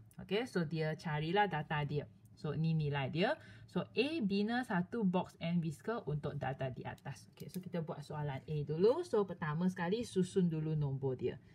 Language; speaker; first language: Malay; non-native, local second language; Chinese